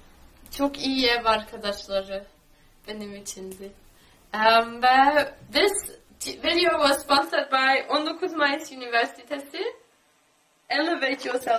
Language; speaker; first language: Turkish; non-native, learner; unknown